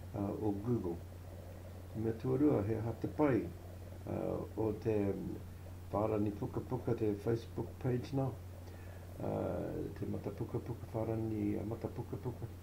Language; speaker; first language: Māori; native; Māori